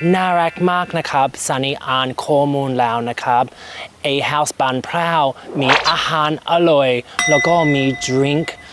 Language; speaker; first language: Thai; non-native, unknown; English